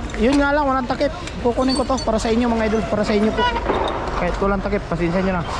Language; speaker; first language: Filipino; native; Filipino